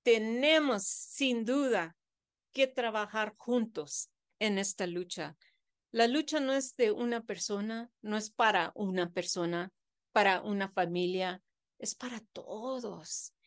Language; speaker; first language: Spanish; early bilingual, heritage; Spanish